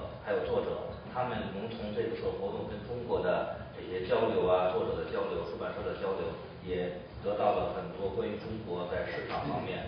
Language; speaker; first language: Chinese; native; Chinese